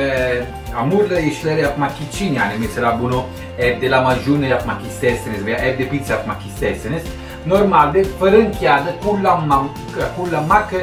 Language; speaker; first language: Turkish; non-native, fluent; Italian